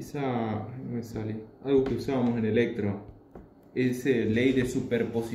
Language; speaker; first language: Spanish; native; Spanish